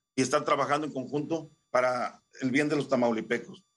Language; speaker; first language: Spanish; native; Spanish